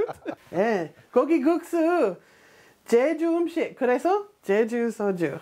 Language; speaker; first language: Korean; non-native, learner; English